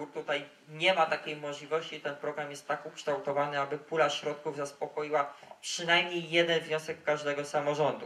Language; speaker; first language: Polish; native; Polish